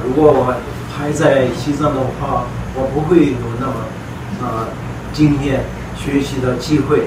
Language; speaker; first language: Chinese; non-native, learner; Tibetan